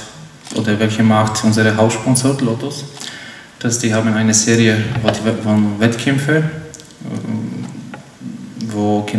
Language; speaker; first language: German; non-native, learner; Polish